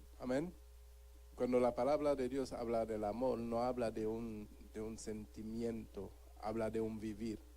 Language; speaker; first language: Spanish; non-native, fluent; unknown